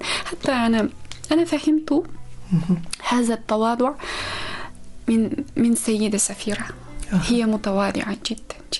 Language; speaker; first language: Arabic; non-native, fluent; Uzbek